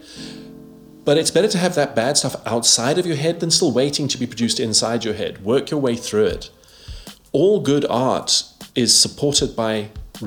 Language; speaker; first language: English; native; English